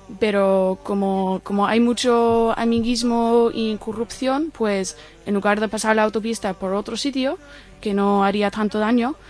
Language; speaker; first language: Spanish; non-native, fluent; English